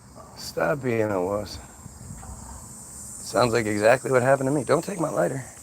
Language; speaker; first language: English; native; English